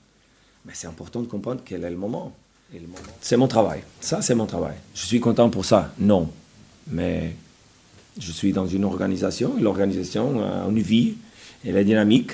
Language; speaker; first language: French; non-native, fluent; Portuguese